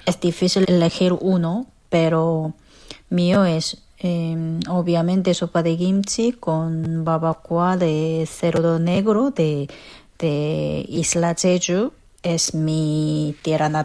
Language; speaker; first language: Spanish; non-native, fluent; Korean